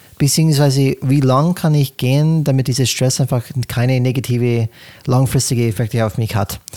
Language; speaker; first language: German; non-native, fluent; English